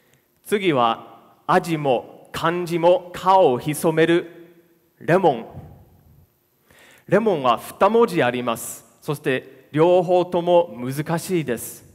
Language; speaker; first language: Japanese; non-native, fluent; English